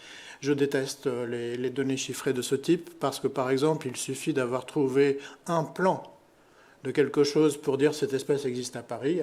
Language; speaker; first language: French; native; French